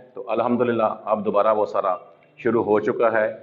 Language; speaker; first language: Urdu; non-native, local second language; Punjabi